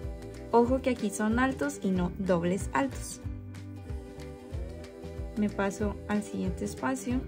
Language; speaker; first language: Spanish; native; Spanish